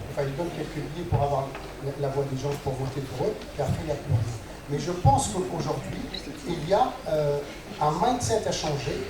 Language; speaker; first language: French; non-native, local second language; Arabic